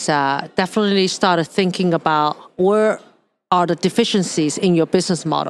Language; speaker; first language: English; non-native, local second language; Cantonese